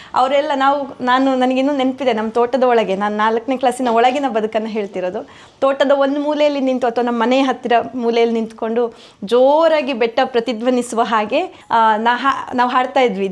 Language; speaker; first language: Kannada; native; Kannada